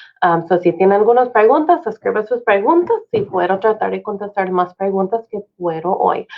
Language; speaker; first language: Spanish; non-native, fluent; English